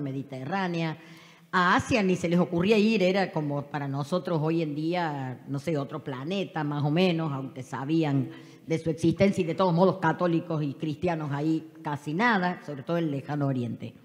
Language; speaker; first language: Spanish; native; Spanish